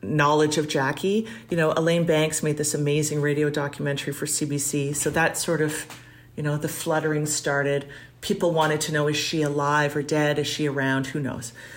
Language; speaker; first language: English; native; English